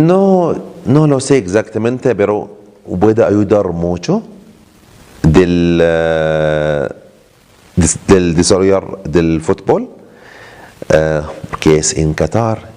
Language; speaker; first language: Spanish; non-native, learner; Arabic